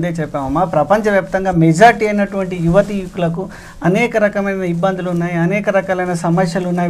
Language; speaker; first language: Telugu; native; Telugu